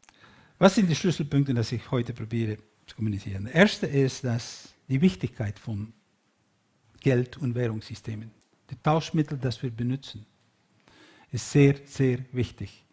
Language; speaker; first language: German; non-native, learner; Dutch